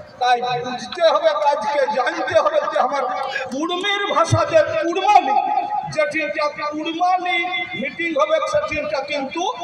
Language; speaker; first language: Bangla; non-native, local second language; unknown